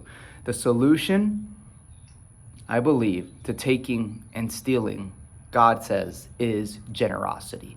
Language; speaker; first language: English; native; English